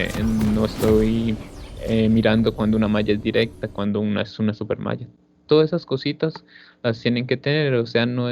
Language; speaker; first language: Spanish; native; Spanish